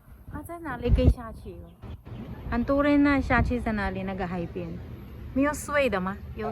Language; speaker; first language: Chinese; non-native, learner; Filipino